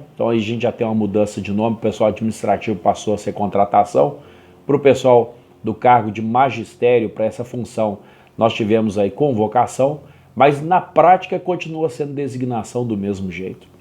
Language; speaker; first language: Portuguese; native; Portuguese